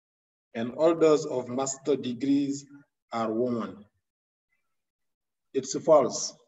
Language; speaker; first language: English; non-native, learner; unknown